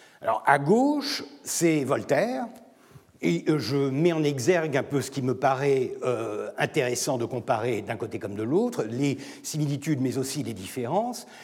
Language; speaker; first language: French; non-native, fluent; Turkish